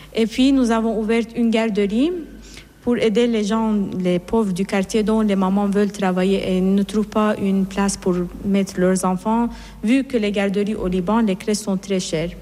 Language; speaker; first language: French; non-native, fluent; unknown